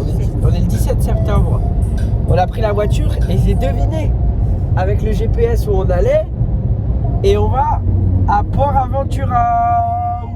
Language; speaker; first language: French; native; French